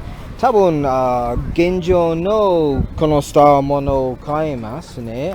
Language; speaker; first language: Japanese; non-native, learner; English